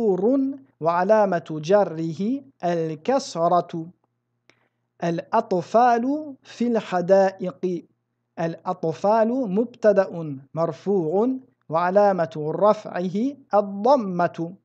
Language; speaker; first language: Arabic; non-native, fluent; French